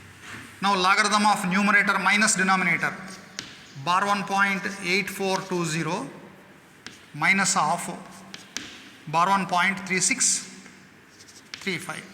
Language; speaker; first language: English; non-native, local second language; Kannada